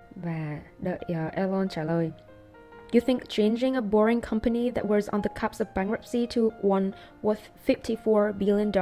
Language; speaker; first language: English; non-native, fluent; Vietnamese